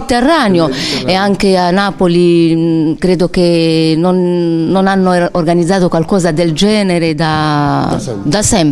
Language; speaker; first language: Italian; non-native, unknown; Arabic